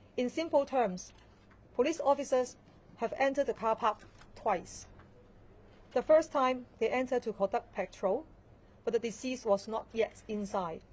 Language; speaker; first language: English; non-native, local second language; Chinese